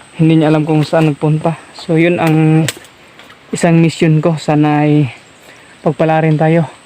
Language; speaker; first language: Filipino; native; Filipino